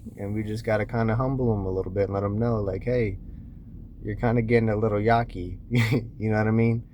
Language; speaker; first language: English; native; English